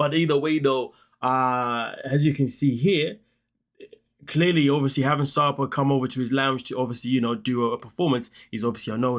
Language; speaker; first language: English; native; English